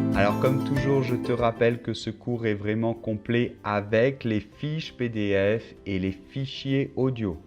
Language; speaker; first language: French; native; French